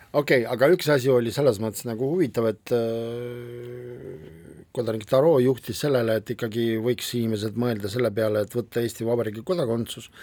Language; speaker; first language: Estonian; non-native, local second language; Russian